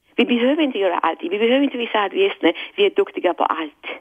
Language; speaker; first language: Swedish; non-native, fluent; Persian